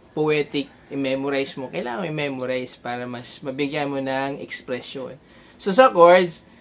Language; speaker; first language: Filipino; non-native, local second language; Bikol